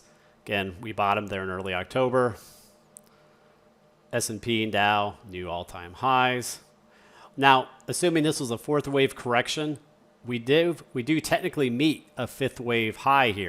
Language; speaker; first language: English; native; English